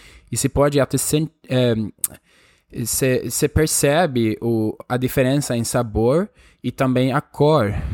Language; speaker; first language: Portuguese; non-native, fluent; Spanish